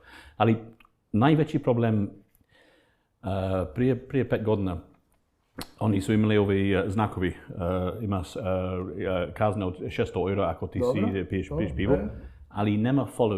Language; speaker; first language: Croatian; non-native, fluent; English